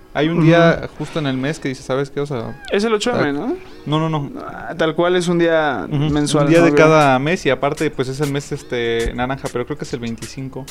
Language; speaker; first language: Spanish; native; Spanish